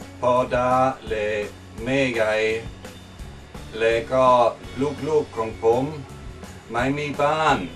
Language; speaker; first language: Thai; non-native, learner; German